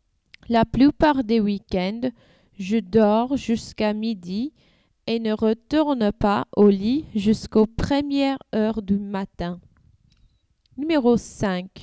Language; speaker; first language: French; non-native, learner; English